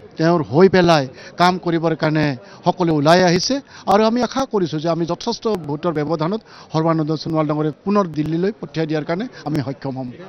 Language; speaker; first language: Assamese; native; Assamese